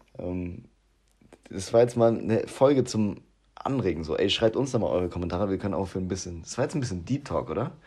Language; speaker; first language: German; native; German